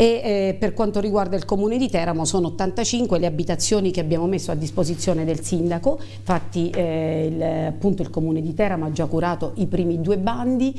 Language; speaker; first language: Italian; native; Italian